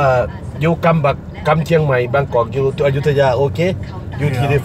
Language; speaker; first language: English; non-native, learner; Thai